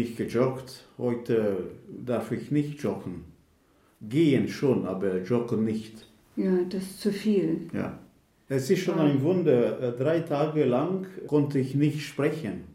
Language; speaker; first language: German; non-native, fluent; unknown